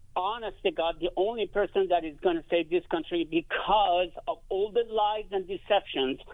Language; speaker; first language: English; non-native, fluent; Persian